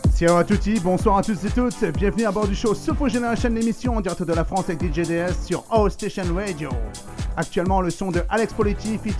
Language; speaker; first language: French; native; French